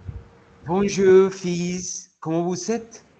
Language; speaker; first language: French; non-native, learner; Spanish